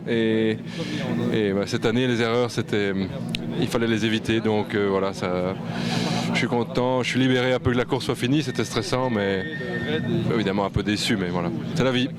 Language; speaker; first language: French; native; French